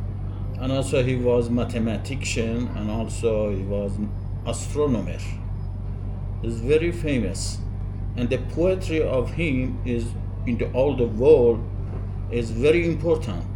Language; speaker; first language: English; non-native, learner; Persian